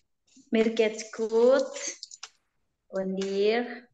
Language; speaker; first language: German; non-native, learner; Indonesian